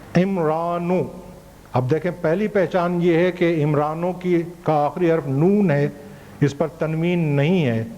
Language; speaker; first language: Urdu; native; Urdu